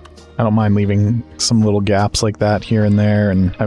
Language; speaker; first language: English; native; English